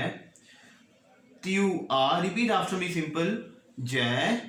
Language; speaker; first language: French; non-native, learner; Hindi